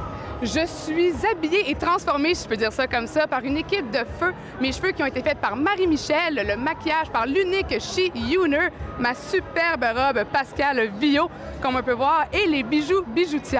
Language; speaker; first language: French; native; French